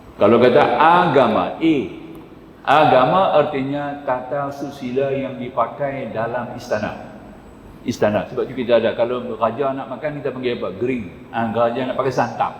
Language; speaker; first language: Malay; native; Malay